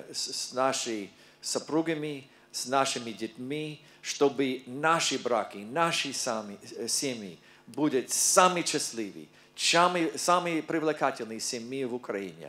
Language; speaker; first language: Russian; non-native, learner; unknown